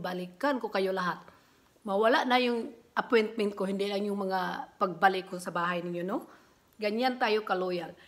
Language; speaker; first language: Filipino; non-native, local second language; Cebuano